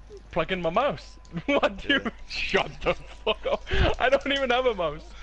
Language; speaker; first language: English; non-native, fluent; Danish